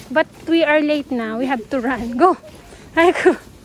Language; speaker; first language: English; non-native, local second language; Filipino